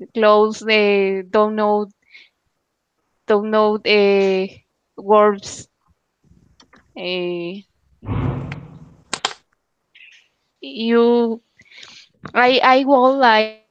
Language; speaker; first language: English; non-native, learner; Spanish